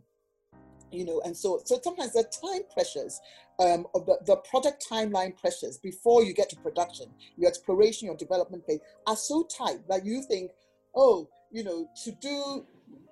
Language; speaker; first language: English; non-native, local second language; Akan